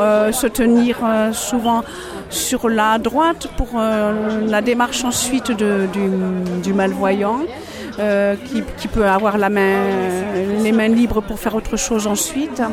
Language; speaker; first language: French; native; French